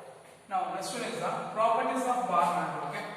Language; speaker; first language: English; non-native, local second language; Tamil